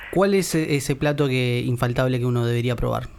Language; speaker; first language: Spanish; native; Spanish